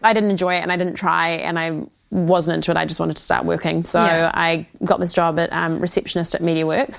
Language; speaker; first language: English; native; English